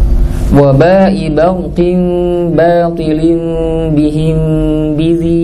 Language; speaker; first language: Arabic; non-native, fluent; Indonesian